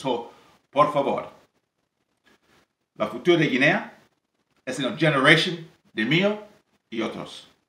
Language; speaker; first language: Spanish; non-native, learner; English